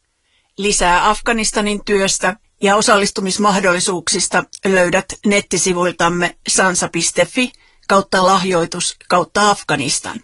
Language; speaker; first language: Finnish; native; Finnish